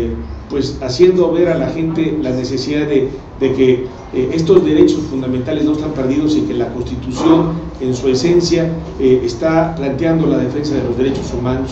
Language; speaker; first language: Spanish; native; Spanish